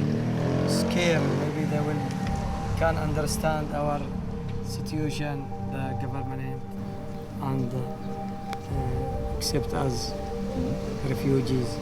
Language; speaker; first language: English; non-native, fluent; Arabic